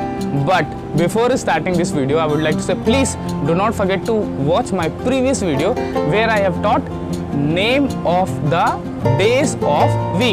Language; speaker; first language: English; non-native, local second language; Hindi